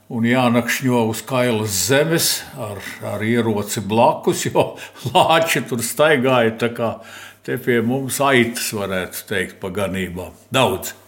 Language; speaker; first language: Latvian; native; Latvian